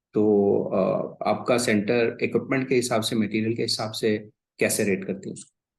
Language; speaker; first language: Urdu; native; Urdu